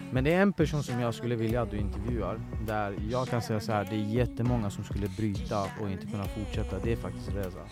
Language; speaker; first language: Swedish; early bilingual, other home language; Persian